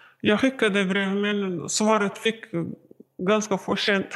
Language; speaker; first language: Swedish; non-native, learner; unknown